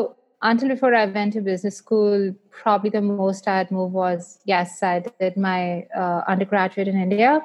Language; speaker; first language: English; non-native, local second language; Hindi